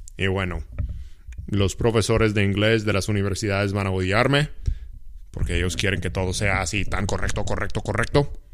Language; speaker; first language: Spanish; non-native, fluent; English